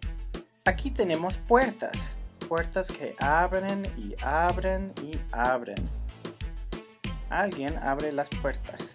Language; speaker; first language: Spanish; non-native, fluent; English